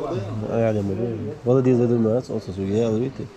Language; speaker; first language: German; non-native, learner; Russian